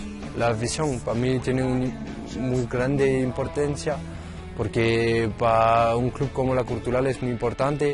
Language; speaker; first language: Spanish; non-native, learner; French